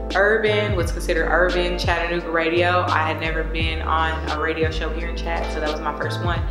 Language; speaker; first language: English; native; English